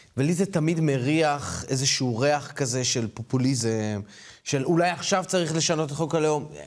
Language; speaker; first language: Hebrew; native; Hebrew